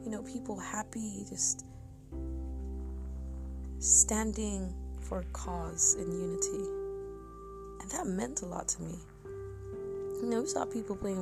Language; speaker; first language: English; non-native, local second language; Yoruba